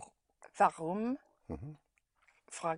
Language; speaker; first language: German; non-native, learner; English